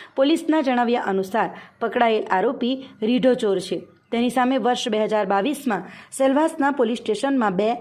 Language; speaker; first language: Gujarati; native; Gujarati